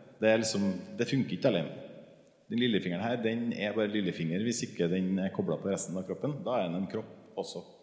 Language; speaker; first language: Norwegian; native; Norwegian